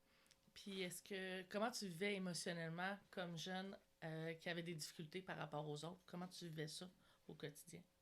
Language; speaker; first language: French; native; French